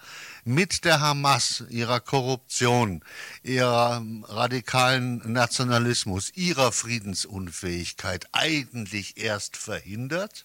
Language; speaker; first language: German; native; German